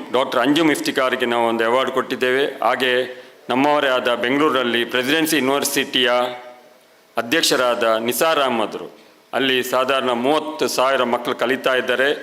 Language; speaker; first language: Kannada; non-native, local second language; Malayalam